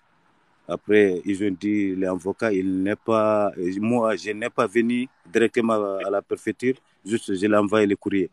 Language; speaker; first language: French; non-native, learner; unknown